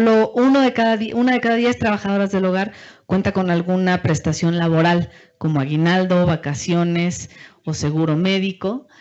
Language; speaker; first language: Spanish; native; Spanish